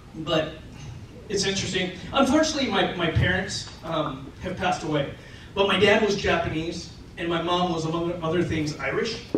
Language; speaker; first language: English; native; English